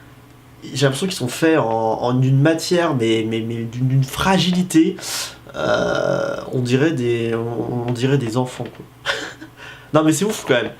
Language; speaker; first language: French; native; French